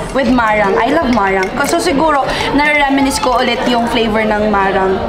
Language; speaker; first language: Filipino; non-native, local second language; Cebuano